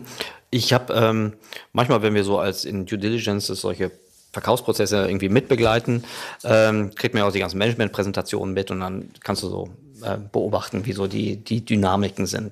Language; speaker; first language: German; native; German